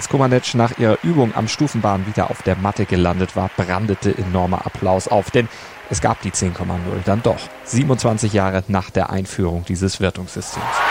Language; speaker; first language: German; native; German